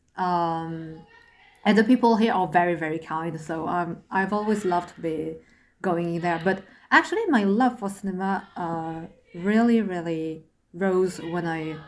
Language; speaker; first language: English; non-native, fluent; French